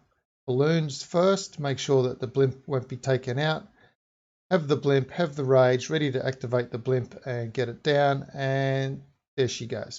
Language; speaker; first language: English; native; English